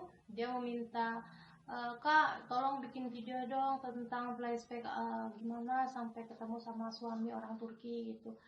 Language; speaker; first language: Indonesian; non-native, local second language; Javanese